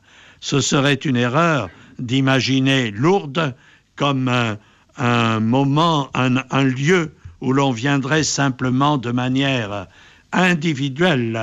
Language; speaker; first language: French; native; French